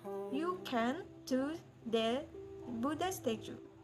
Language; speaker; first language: English; non-native, learner; Indonesian